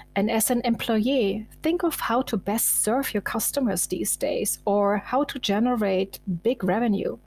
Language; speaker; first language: English; non-native, fluent; German